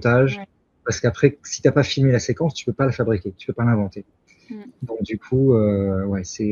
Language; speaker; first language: French; native; French